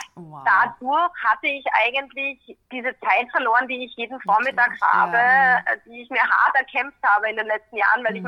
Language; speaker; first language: German; native; German